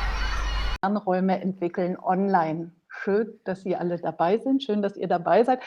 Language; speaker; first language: German; native; German